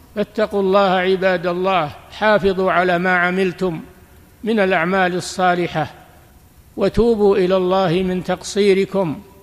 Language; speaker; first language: Arabic; native; Arabic